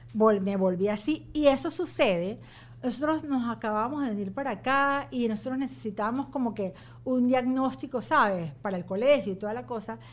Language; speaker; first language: Spanish; native; Spanish